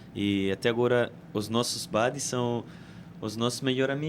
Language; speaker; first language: Portuguese; non-native, fluent; Italian